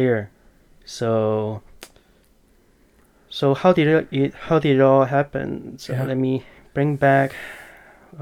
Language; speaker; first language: English; non-native, local second language; Chinese